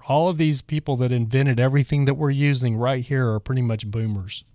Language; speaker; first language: English; native; English